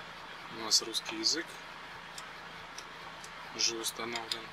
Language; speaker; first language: Russian; native; Russian